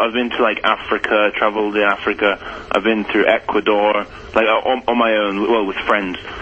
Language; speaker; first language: English; early bilingual, other home language; Persian